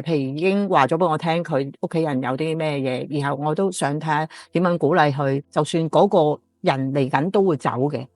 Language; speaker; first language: Cantonese; native; Cantonese